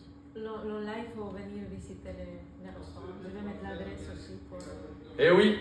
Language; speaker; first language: French; non-native, fluent; Spanish